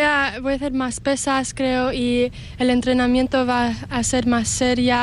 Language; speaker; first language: Spanish; early bilingual, heritage; English